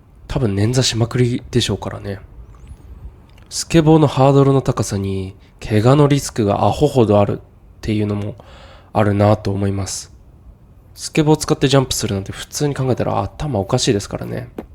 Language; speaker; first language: Japanese; native; Japanese